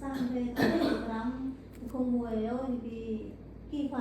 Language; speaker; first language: Korean; non-native, learner; Vietnamese